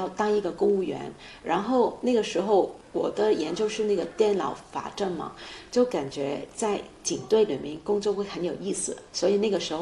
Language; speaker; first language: Chinese; non-native, fluent; Cantonese